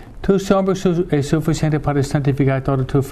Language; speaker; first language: Spanish; non-native, fluent; English